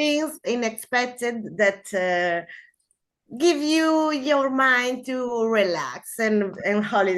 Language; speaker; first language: English; non-native, learner; Spanish